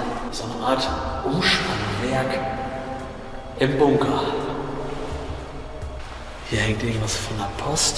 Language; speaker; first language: German; native; German